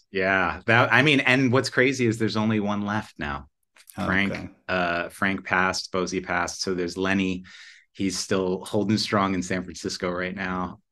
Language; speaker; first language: English; native; English